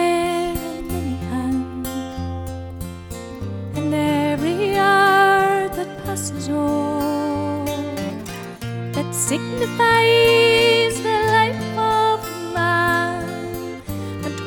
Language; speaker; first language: English; native; English